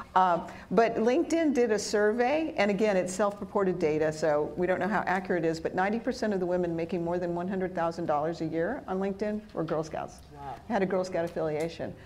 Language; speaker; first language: English; early bilingual, other home language; Spanish